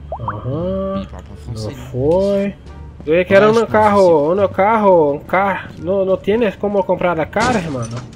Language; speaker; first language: Portuguese; native; Portuguese